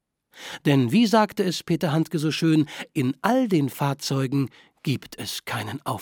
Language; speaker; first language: German; native; German